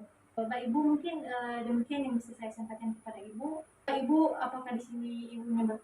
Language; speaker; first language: Indonesian; native; Indonesian